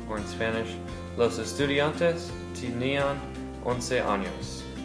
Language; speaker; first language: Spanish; non-native, learner; English